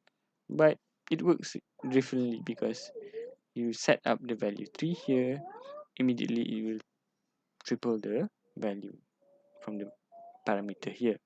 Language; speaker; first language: English; non-native, local second language; Malay